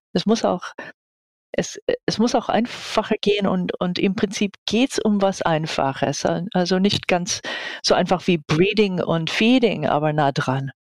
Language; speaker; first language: German; non-native, fluent; English